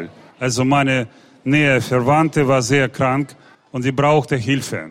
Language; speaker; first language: German; non-native, fluent; Russian